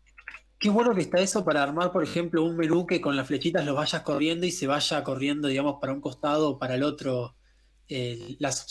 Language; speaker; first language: Spanish; native; Spanish